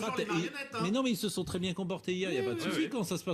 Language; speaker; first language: French; native; French